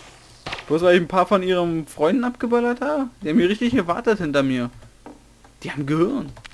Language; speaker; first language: German; native; German